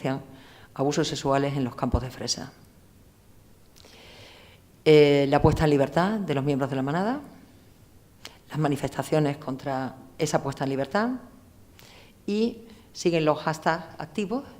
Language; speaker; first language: Spanish; native; Spanish